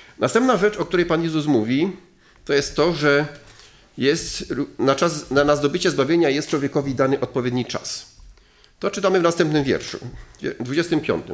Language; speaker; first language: Polish; native; Polish